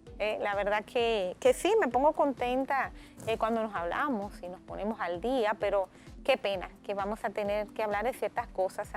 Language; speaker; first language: Spanish; native; Spanish